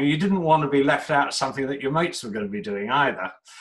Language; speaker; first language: English; native; English